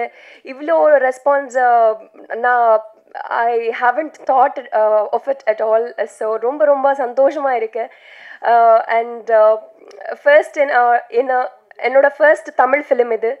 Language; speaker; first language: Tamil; non-native, learner; Telugu